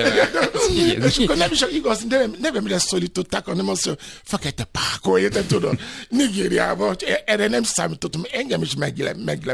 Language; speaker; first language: Hungarian; non-native, fluent; Yoruba